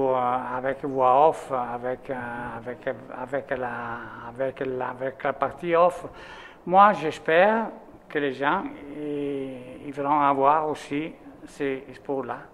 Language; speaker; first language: French; non-native, fluent; Italian